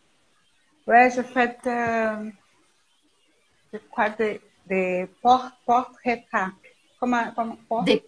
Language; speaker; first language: French; non-native, learner; Portuguese